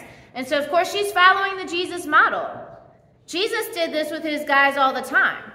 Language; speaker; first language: English; native; English